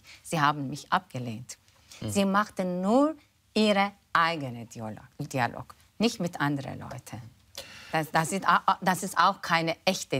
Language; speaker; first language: German; non-native, fluent; Turkish